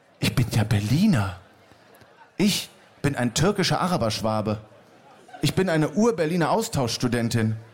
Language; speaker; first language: German; native; German